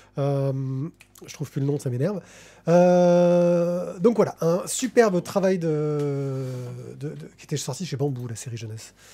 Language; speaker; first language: French; native; French